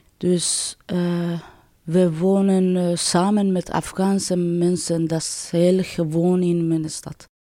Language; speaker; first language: Dutch; non-native, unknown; Persian